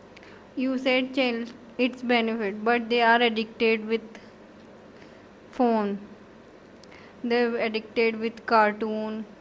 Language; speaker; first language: English; non-native, learner; Hindi